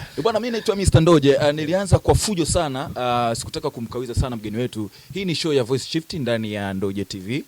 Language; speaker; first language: Swahili; native; Swahili